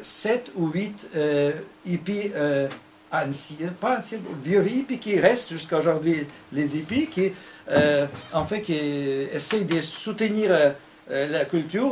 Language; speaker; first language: French; non-native, fluent; Russian